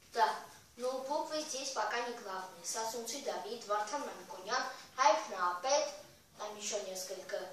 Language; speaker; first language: Russian; non-native, learner; Armenian